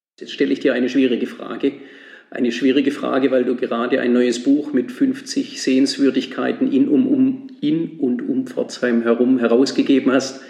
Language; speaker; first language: German; native; German